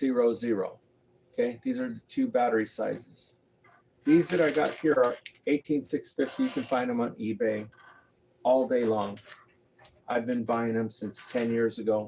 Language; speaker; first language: English; native; English